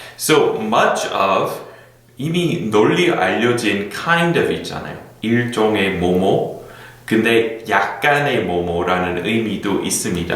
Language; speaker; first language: Korean; non-native, fluent; English